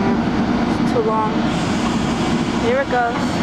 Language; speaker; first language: English; native; English